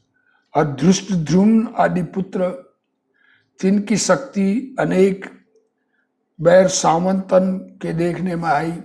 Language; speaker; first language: Hindi; native; Hindi